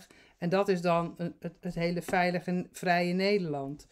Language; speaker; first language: Dutch; native; Dutch